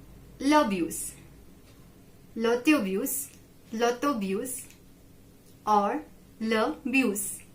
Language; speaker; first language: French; non-native, learner; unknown